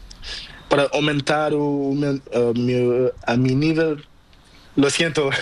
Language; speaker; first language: Spanish; non-native, learner; Portuguese